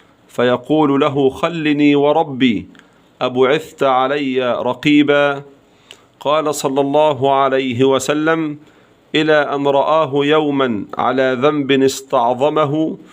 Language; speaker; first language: Arabic; native; Arabic